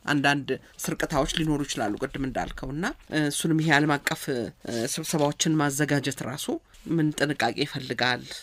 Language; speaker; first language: Amharic; native; Amharic